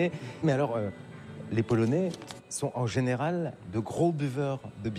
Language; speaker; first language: French; native; French